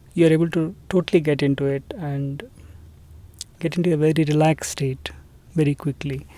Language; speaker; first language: English; non-native, local second language; Telugu